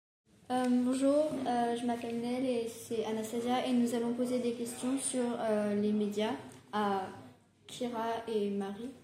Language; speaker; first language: French; non-native, learner; German